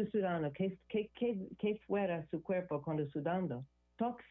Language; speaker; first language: Spanish; non-native, learner; English